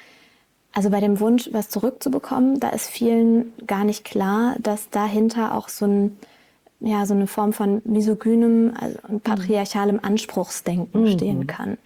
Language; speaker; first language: German; native; German